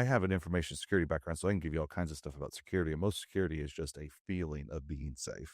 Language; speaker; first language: English; native; English